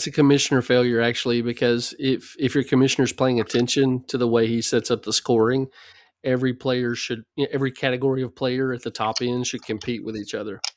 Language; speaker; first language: English; native; English